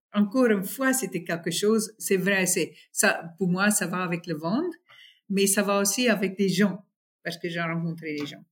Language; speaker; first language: French; non-native, fluent; English